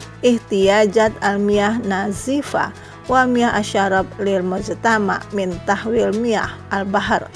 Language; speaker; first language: Arabic; non-native, fluent; Indonesian